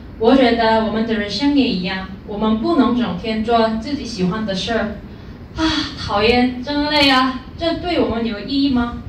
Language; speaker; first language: Chinese; non-native, fluent; Korean